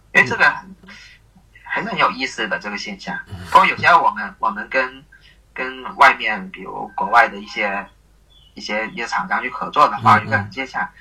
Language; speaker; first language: Chinese; native; Chinese